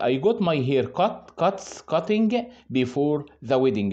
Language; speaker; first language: English; non-native, fluent; Arabic